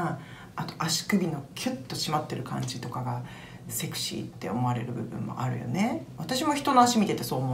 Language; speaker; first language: Japanese; native; Japanese